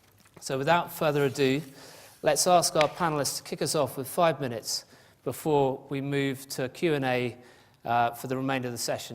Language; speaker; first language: English; native; English